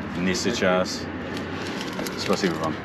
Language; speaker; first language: Russian; non-native, learner; English